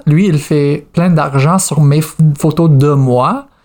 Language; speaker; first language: French; non-native, fluent; English